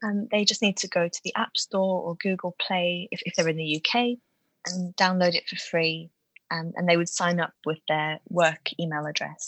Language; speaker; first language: English; native; English